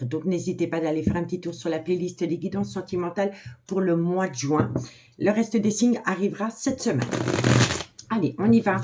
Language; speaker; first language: French; native; French